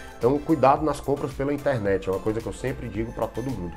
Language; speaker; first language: Portuguese; native; Portuguese